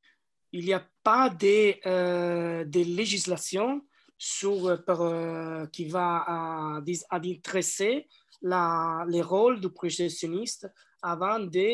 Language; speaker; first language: French; non-native, learner; Italian